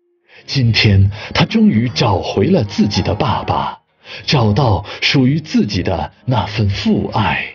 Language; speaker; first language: Chinese; native; Chinese